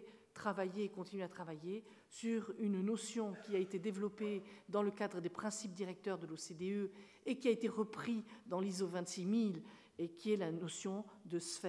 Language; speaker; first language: French; native; French